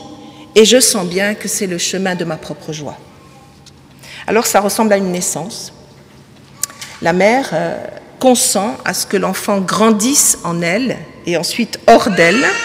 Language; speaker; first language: French; native; French